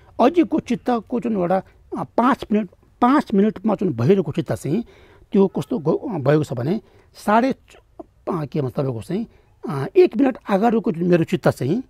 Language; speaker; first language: Nepali; non-native, local second language; Tibetan